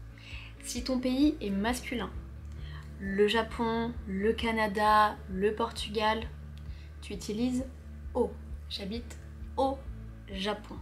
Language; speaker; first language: French; native; French